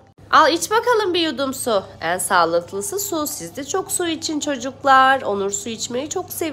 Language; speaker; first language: Turkish; native; Turkish